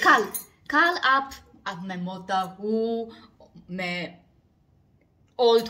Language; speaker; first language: Hindi; non-native, learner; Polish